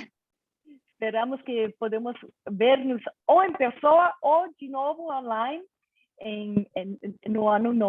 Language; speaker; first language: Portuguese; non-native, fluent; Spanish